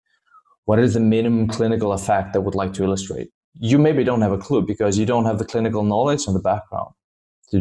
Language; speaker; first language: English; non-native, fluent; Danish